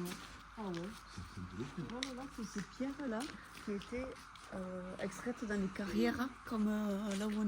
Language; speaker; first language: French; native; French